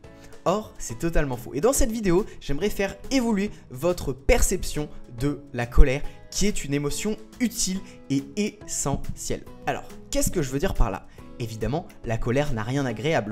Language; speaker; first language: French; native; French